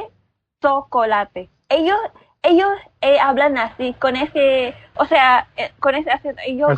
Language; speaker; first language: Spanish; non-native, learner; Filipino